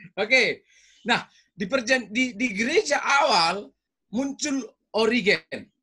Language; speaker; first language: Indonesian; native; Indonesian